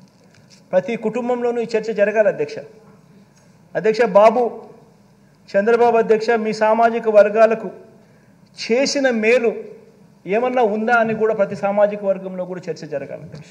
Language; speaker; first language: Telugu; native; Telugu